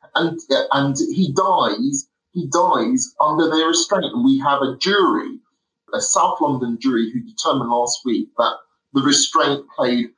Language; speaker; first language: English; native; English